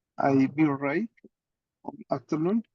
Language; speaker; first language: English; non-native, learner; Spanish